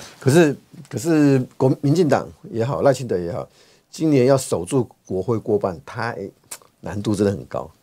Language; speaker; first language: Chinese; native; Chinese